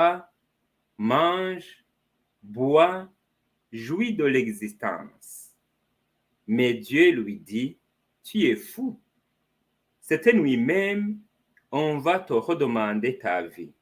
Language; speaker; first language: French; non-native, fluent; Spanish